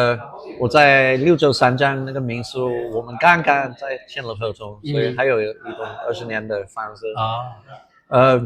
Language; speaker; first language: Chinese; non-native, fluent; English